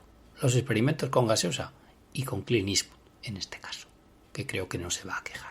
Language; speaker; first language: Spanish; native; Spanish